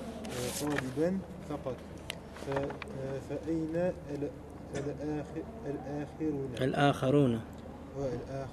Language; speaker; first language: Arabic; non-native, learner; French